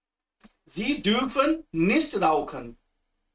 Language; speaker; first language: German; non-native, local second language; Hindi